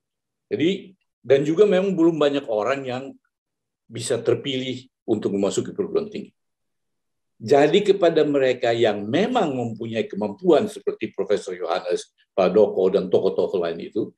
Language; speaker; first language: Malay; native; Malay